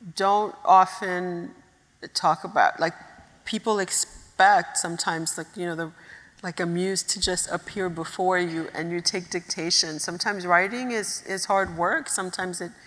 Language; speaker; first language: English; early bilingual, other home language; Haitian Creole